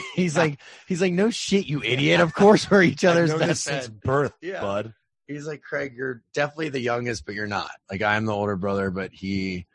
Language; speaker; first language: English; native; English